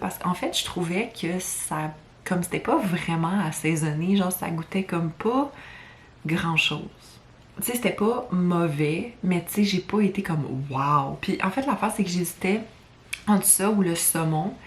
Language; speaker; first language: French; native; French